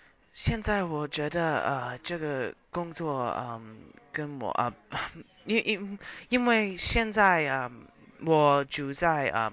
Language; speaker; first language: Chinese; non-native, learner; English